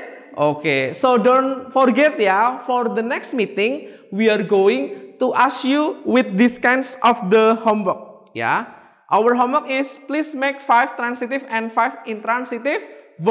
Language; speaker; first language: English; non-native, fluent; Indonesian